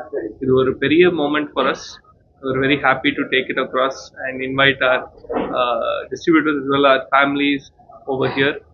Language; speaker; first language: English; non-native, local second language; Tamil